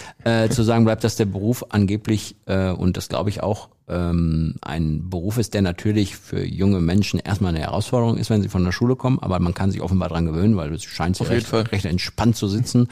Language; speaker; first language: German; native; German